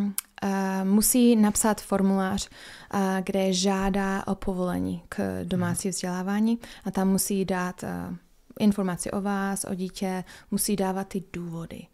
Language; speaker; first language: Czech; non-native, fluent; English